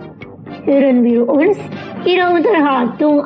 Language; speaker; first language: German; non-native, learner; Indonesian